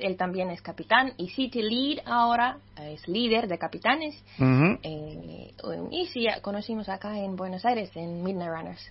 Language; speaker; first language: Spanish; non-native, fluent; Russian